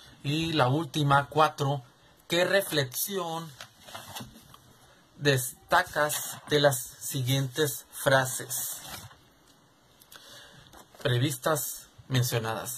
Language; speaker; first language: Spanish; native; Spanish